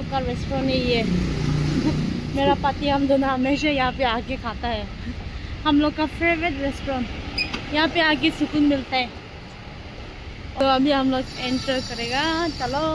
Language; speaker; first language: Hindi; non-native, local second language; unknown